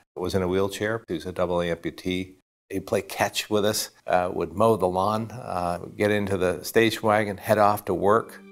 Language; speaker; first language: English; native; English